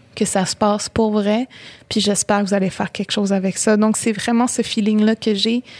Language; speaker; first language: French; native; French